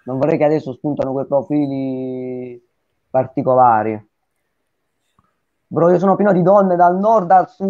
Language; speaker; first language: Italian; native; Italian